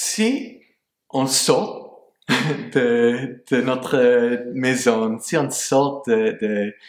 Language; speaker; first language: French; non-native, fluent; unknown